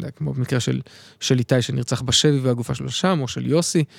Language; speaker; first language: Hebrew; native; Hebrew